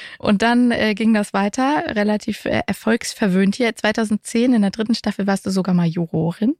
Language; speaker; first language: German; native; German